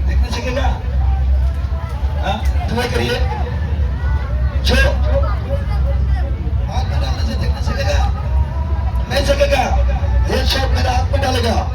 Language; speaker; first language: Hindi; non-native, local second language; Bangla